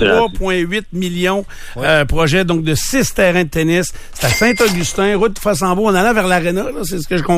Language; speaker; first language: French; native; French